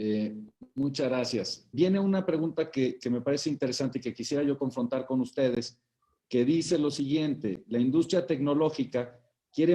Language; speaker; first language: Spanish; native; Spanish